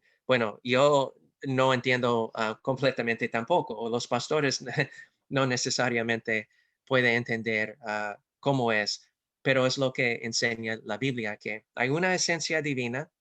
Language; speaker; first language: Spanish; non-native, fluent; English